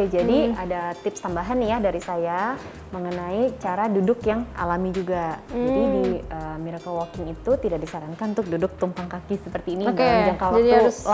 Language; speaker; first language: Indonesian; native; Indonesian